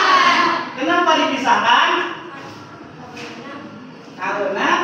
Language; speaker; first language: Indonesian; native; Indonesian